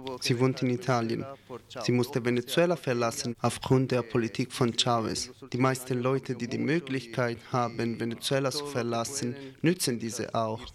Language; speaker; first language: German; non-native, fluent; Italian